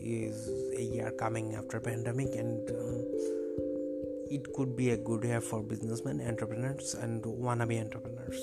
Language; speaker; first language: English; non-native, local second language; Bangla